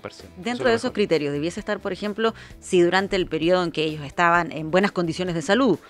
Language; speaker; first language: Spanish; native; Spanish